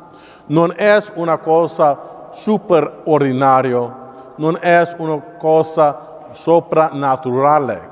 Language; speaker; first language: Spanish; non-native, learner; English